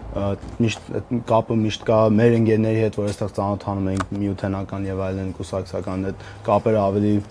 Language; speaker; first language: Armenian; early bilingual, heritage; Armenian